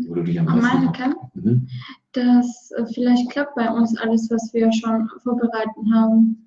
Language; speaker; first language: German; non-native, learner; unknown